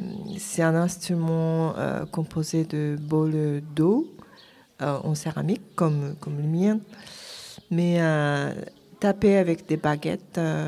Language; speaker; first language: French; non-native, fluent; Japanese